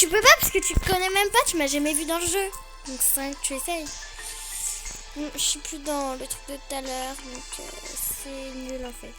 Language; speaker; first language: French; native; French